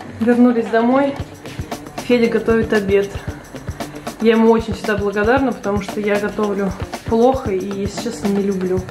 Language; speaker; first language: Russian; native; Russian